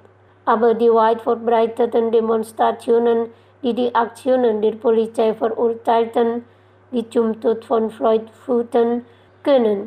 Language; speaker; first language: German; non-native, fluent; Indonesian